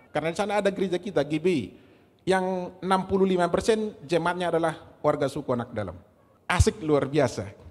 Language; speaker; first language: Indonesian; native; Indonesian